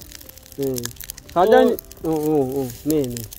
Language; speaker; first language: Korean; non-native, learner; Sinhala